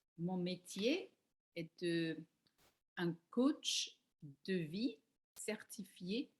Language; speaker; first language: French; non-native, learner; English